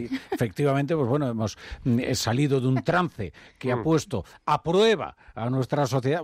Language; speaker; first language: Spanish; native; Spanish